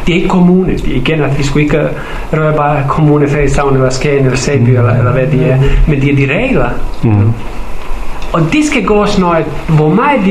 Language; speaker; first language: Danish; non-native, fluent; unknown